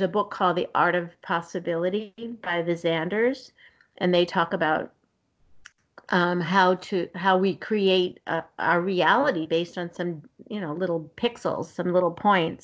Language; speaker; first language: English; native; English